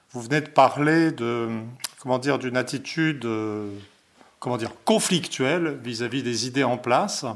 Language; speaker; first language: French; native; French